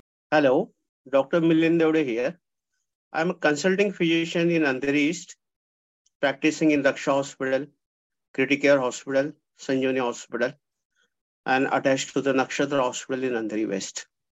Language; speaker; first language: English; non-native, local second language; Marathi